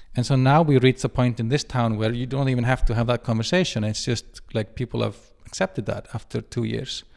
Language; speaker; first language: English; non-native, fluent; Icelandic